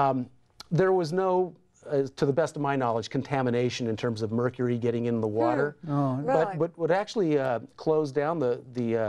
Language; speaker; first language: English; native; English